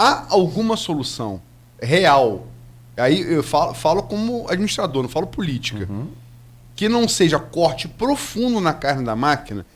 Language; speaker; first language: Portuguese; native; Portuguese